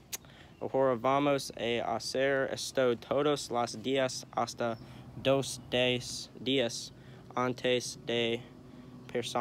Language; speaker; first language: Spanish; non-native, learner; English